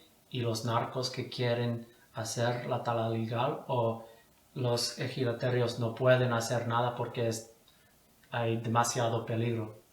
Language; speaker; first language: Spanish; non-native, fluent; English